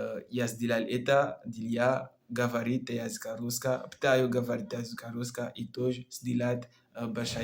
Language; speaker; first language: Russian; non-native, learner; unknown